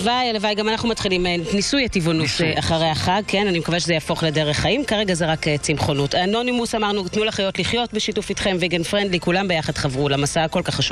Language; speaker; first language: Hebrew; native; Hebrew